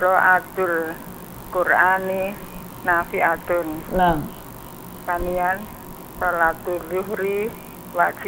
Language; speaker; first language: Arabic; non-native, learner; Indonesian